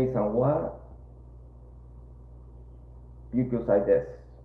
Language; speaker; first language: Japanese; non-native, learner; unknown